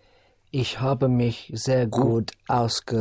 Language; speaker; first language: German; non-native, learner; English